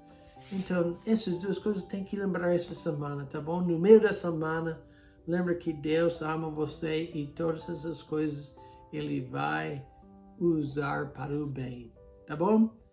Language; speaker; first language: Portuguese; non-native, fluent; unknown